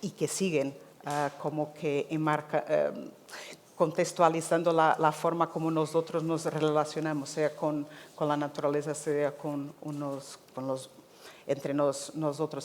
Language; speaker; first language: Spanish; non-native, fluent; Portuguese